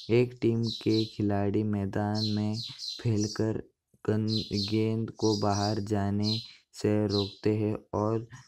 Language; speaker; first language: Hindi; non-native, local second language; Marathi